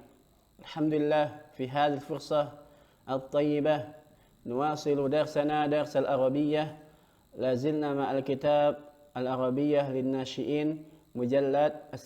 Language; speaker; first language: Arabic; non-native, fluent; Indonesian